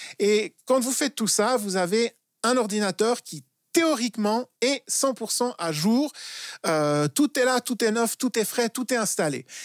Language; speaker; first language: French; native; French